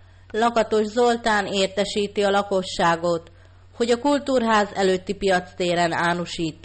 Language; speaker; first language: Hungarian; native; Hungarian